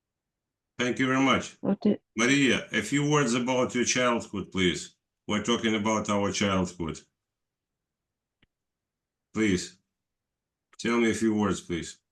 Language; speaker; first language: English; non-native, fluent; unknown